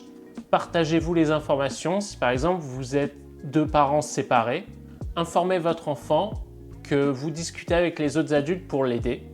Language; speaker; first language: French; native; French